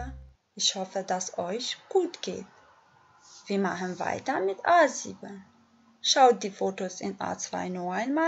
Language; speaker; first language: German; non-native, fluent; Albanian